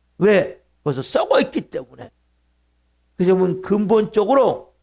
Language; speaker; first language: Korean; native; Korean